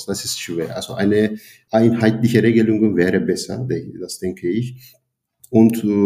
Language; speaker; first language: German; non-native, fluent; Turkish